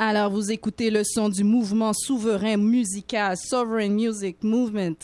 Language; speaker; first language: French; native; French